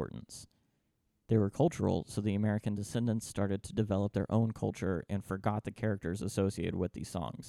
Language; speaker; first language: English; native; English